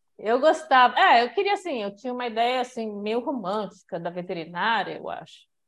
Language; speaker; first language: Portuguese; early bilingual, other home language; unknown